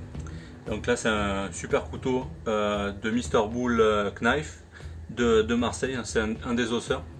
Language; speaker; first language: French; native; French